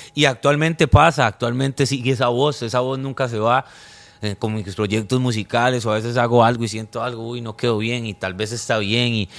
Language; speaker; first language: Spanish; non-native, fluent; French